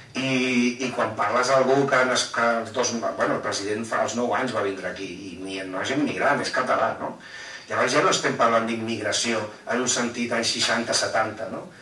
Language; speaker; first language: Catalan; non-native, local second language; Spanish